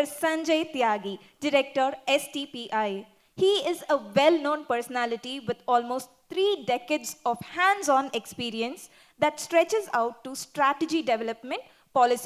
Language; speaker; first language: English; non-native, local second language; Tamil